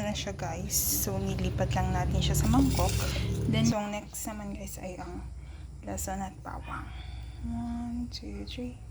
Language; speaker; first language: Filipino; non-native, local second language; Cebuano